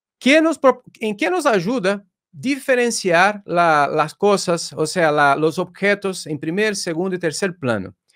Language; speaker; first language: Portuguese; native; Portuguese